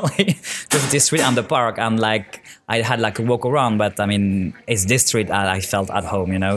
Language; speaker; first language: English; non-native, fluent; French